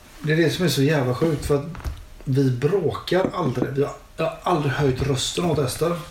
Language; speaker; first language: Swedish; native; Swedish